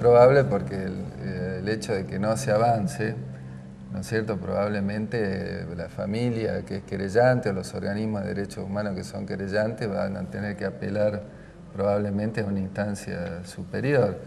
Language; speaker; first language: Spanish; native; Spanish